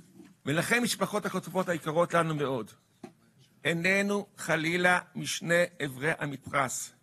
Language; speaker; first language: Hebrew; native; Hebrew